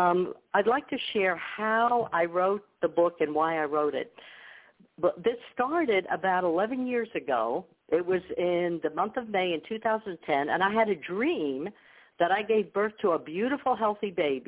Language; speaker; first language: English; early bilingual, other home language; Ukrainian